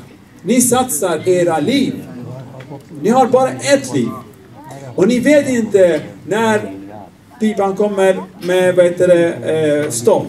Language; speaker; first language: Swedish; non-native, fluent; Arabic